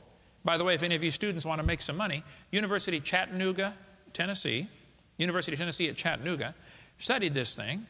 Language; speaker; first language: English; native; English